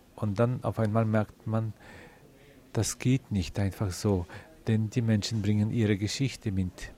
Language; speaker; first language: German; non-native, fluent; Ukrainian